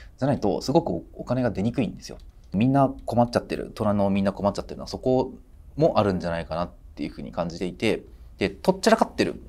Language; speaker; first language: Japanese; native; Japanese